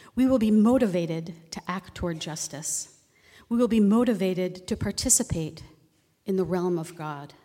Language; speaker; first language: English; native; English